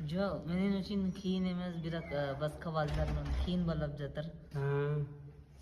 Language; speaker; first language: Kazakh; non-native, learner; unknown